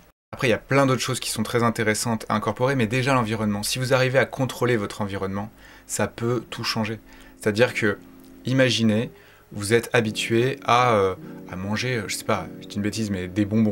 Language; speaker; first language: French; native; French